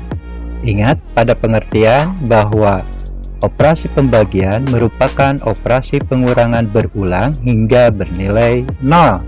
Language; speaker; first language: Indonesian; native; Indonesian